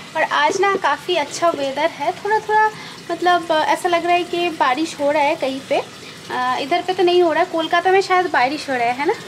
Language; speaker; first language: Hindi; non-native, local second language; Bangla